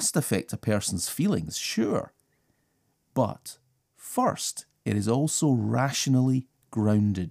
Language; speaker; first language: English; native; English